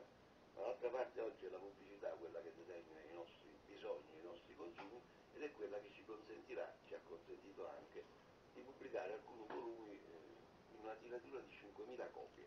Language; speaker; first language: Italian; native; Italian